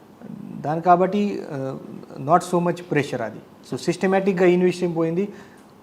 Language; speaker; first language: Telugu; non-native, learner; Marathi